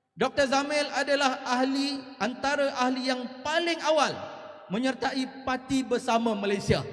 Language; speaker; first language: Malay; native; Malay